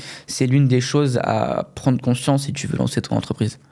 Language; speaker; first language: French; native; French